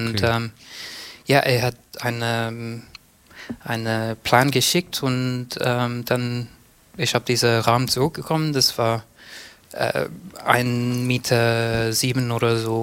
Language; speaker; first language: German; non-native, learner; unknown